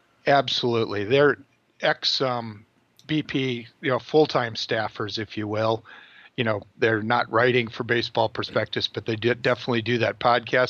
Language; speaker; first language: English; native; English